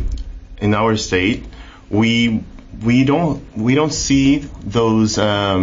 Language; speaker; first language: English; non-native, fluent; Portuguese